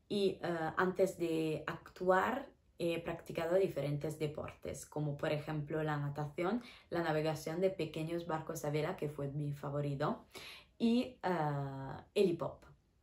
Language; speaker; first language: Spanish; non-native, fluent; Italian